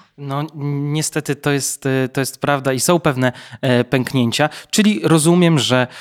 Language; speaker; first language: Polish; native; Polish